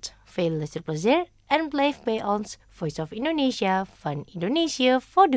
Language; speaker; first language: Dutch; non-native, learner; Indonesian